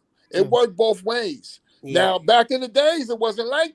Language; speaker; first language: English; native; English